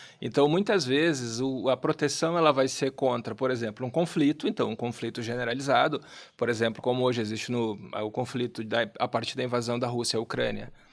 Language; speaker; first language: Portuguese; native; Portuguese